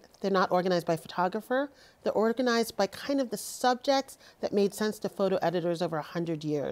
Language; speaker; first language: English; native; English